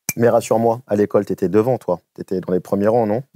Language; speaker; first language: French; native; French